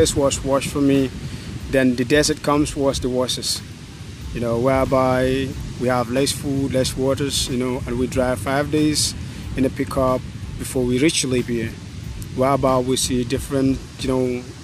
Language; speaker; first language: English; non-native, local second language; Wolof